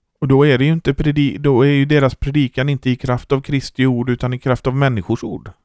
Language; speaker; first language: Swedish; native; Swedish